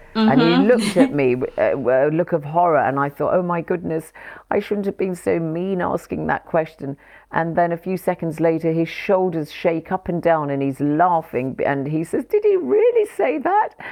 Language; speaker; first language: English; native; English